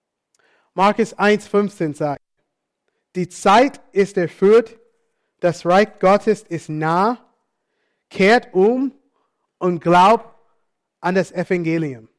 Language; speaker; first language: German; non-native, fluent; English